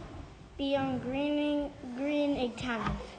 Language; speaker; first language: Irish; non-native, learner; English